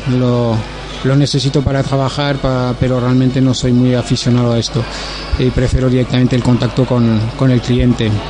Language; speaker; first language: Spanish; non-native, fluent; French